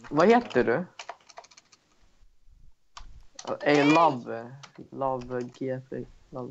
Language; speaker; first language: Swedish; native; Swedish